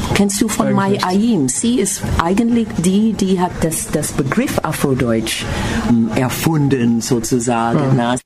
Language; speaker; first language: German; non-native, fluent; English